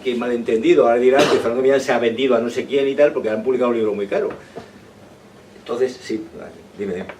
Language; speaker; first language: Spanish; native; Spanish